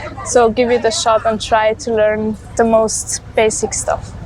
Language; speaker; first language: English; non-native, fluent; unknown